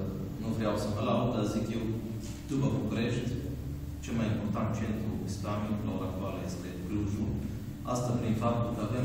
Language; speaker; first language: Romanian; non-native, fluent; Arabic